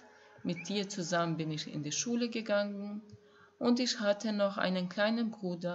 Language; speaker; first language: German; non-native, fluent; Albanian